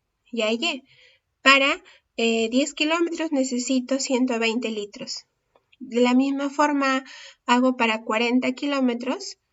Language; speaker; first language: Spanish; native; Spanish